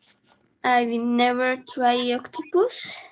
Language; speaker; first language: English; non-native, learner; Spanish